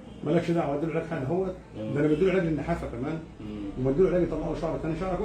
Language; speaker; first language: Arabic; native; Arabic